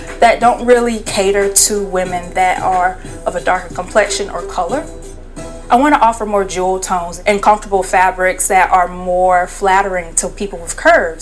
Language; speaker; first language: English; native; English